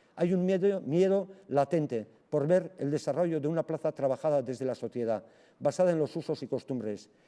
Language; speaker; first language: Spanish; non-native, local second language; Basque